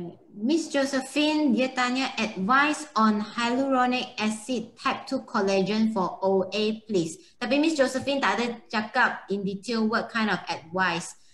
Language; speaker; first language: English; non-native, local second language; Chinese